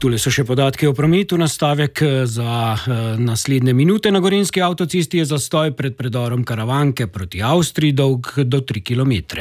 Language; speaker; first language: Slovenian; native; Slovenian